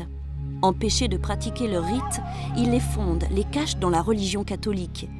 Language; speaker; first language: French; native; French